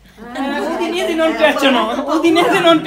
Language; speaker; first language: Italian; non-native, learner; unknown